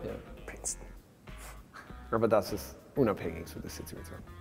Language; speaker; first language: German; non-native, learner; English